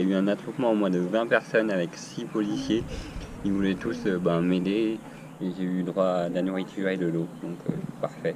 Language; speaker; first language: French; native; French